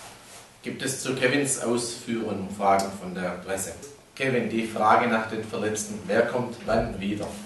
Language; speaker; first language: German; native; German